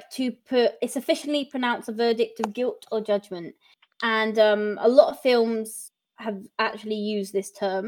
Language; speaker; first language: English; native; English